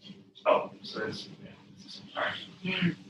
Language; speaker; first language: English; native; English